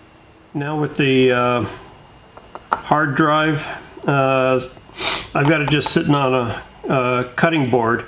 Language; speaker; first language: English; native; English